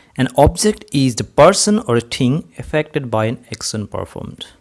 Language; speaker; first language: English; non-native, local second language; Assamese